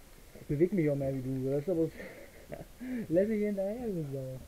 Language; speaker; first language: German; native; German